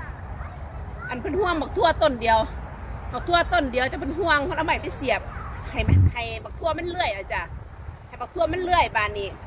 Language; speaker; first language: Thai; non-native, local second language; Northeastern Thai